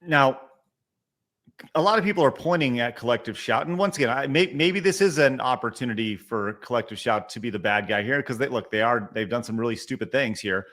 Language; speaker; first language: English; native; English